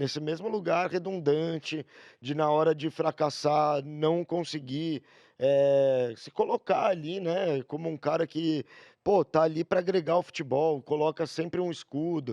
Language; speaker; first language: Portuguese; native; Portuguese